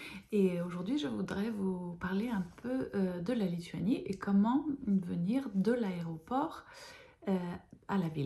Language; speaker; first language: French; non-native, fluent; Lithuanian